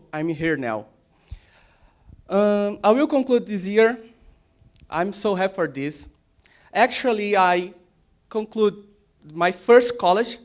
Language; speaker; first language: English; non-native, learner; Portuguese